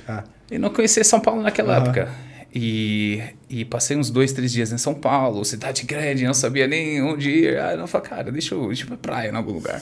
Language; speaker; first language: Portuguese; non-native, fluent; English